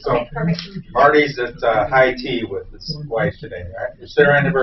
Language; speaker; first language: English; native; English